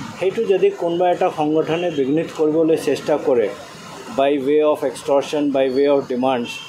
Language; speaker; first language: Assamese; non-native, fluent; Hindi